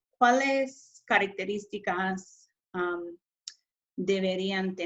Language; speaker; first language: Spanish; non-native, fluent; English